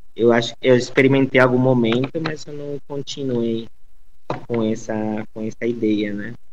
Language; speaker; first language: Portuguese; non-native, fluent; Spanish